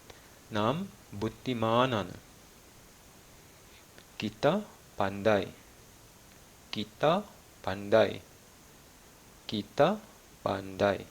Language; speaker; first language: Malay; non-native, fluent; Malayalam